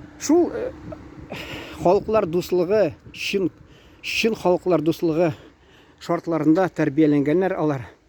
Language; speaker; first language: Tatar; native; Tatar